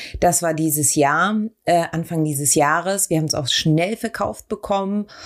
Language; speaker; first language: German; early bilingual, other home language; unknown